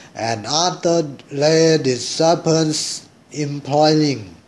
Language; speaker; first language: English; non-native, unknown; Thai